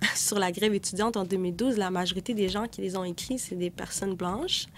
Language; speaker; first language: French; native; French